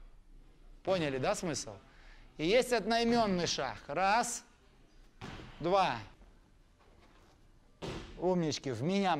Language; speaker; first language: Russian; native; Russian